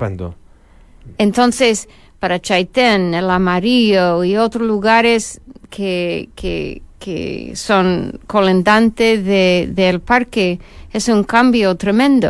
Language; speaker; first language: Spanish; non-native, fluent; English